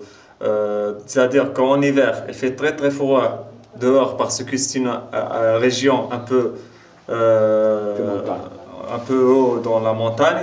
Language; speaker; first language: French; non-native, local second language; Arabic